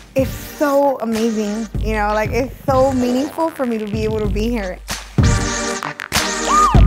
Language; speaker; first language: English; native; English